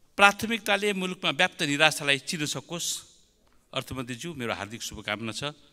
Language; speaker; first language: Nepali; native; Nepali